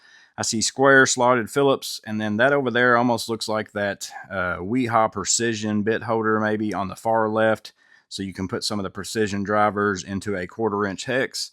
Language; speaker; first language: English; native; English